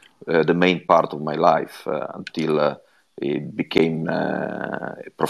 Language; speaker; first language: English; non-native, fluent; Italian